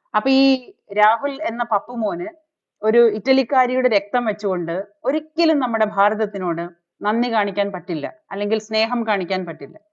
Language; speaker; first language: Malayalam; native; Malayalam